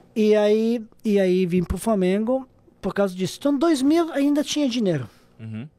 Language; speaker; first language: Portuguese; non-native, fluent; Serbian